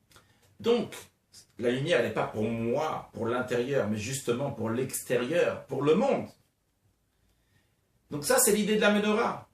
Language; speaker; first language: French; native; French